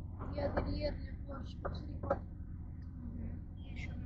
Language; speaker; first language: French; non-native, learner; Russian